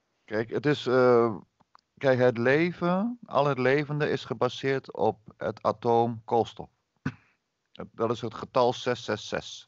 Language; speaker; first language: Dutch; native; Dutch